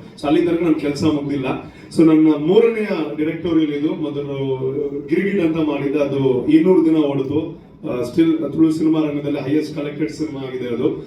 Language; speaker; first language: Kannada; non-native, local second language; Tulu